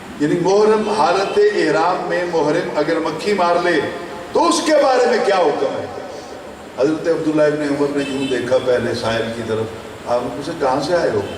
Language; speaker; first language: Urdu; non-native, local second language; Saraiki